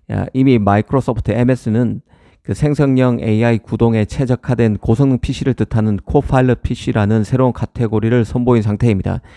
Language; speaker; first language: Korean; native; Korean